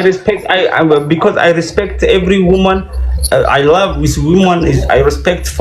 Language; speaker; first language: English; non-native, learner; Oromo